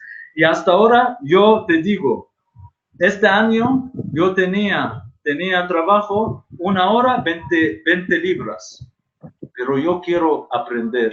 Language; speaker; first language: Spanish; non-native, fluent; Arabic